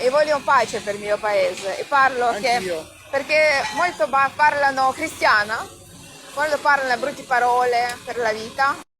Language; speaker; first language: Italian; non-native, learner; Ukrainian